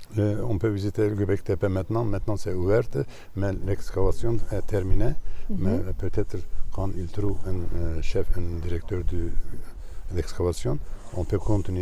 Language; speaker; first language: French; non-native, fluent; Turkish